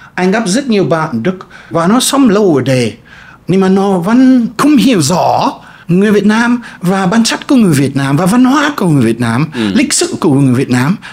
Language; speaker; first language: Vietnamese; non-native, fluent; German